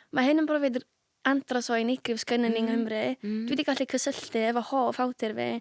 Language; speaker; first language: Welsh; native; Welsh